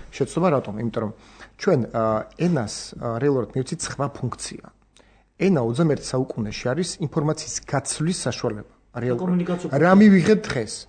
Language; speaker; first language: Georgian; non-native, local second language; Armenian